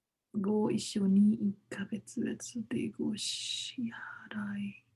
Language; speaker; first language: Japanese; non-native, learner; German